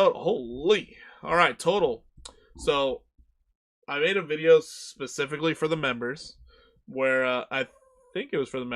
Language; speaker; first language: English; native; English